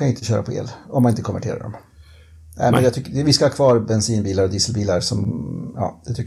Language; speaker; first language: Swedish; native; Swedish